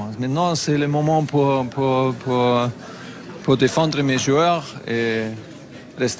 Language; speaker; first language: French; non-native, fluent; German